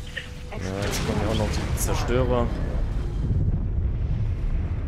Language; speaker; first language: German; native; German